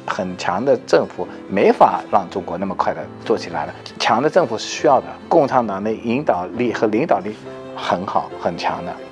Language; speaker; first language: Chinese; non-native, fluent; Danish